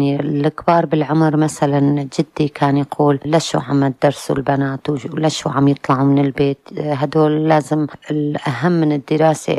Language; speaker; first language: Arabic; non-native, local second language; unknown